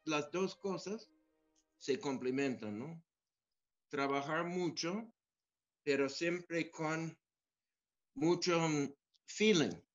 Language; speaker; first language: Spanish; non-native, fluent; English